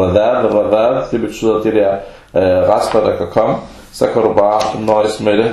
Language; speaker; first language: Danish; early bilingual, other home language; Arabic